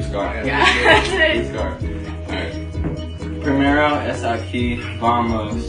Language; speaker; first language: Spanish; non-native, learner; English